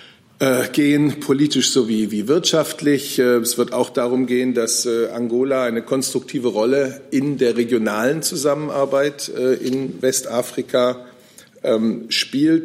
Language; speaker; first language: German; native; German